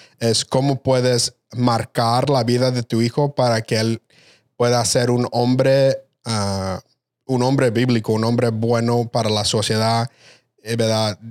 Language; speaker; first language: Spanish; early bilingual, heritage; Spanish